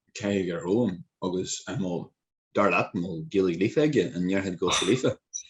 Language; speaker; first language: Irish; non-native, local second language; English